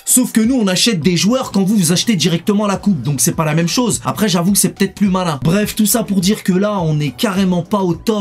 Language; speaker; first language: French; native; French